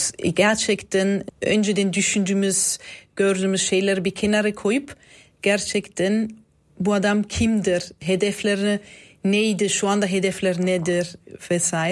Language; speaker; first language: Turkish; non-native, fluent; German